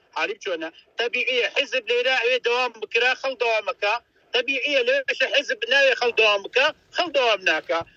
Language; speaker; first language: Central Kurdish; native; Central Kurdish